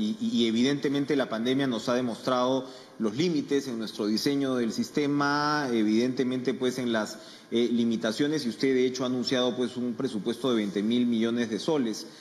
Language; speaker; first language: Spanish; native; Spanish